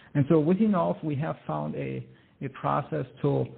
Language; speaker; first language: English; non-native, fluent; German